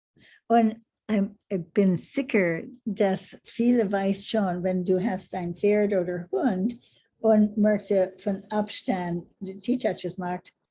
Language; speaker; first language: German; non-native, learner; English